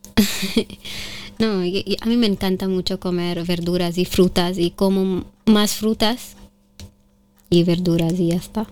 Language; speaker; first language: Spanish; non-native, fluent; Urdu